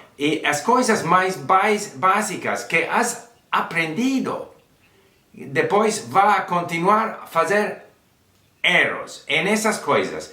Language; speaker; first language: Portuguese; non-native, learner; English